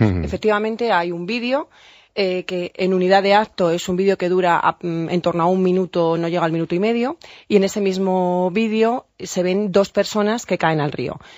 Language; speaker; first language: Spanish; native; Spanish